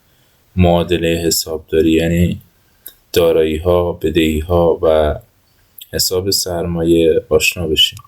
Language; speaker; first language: Persian; native; Persian